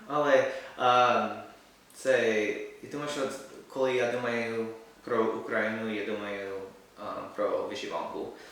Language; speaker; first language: Ukrainian; non-native, learner; English